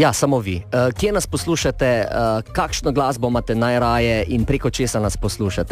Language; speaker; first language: Slovenian; native; Slovenian